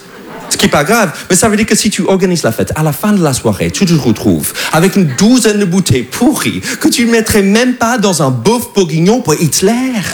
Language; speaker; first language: French; non-native, fluent; English